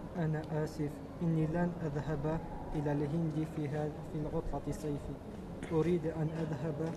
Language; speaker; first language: Arabic; non-native, learner; French